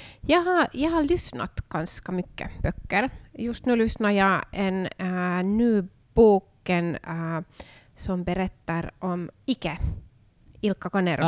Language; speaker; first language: Swedish; non-native, local second language; Finnish